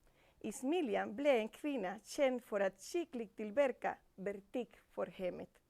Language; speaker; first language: Swedish; non-native, fluent; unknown